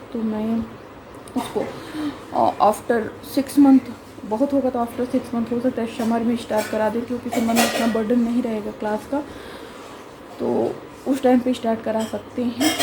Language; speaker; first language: Hindi; native; Hindi